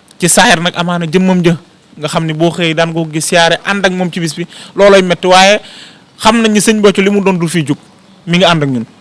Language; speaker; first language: Wolof; native; Wolof